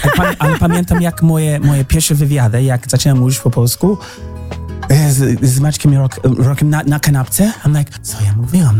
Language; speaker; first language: Polish; non-native, learner; English